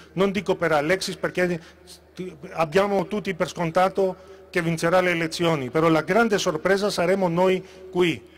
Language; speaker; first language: Italian; non-native, fluent; Greek